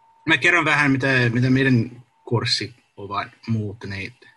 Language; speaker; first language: Finnish; non-native, learner; English